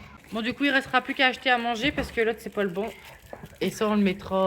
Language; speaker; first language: French; native; French